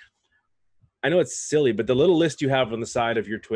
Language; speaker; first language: English; native; English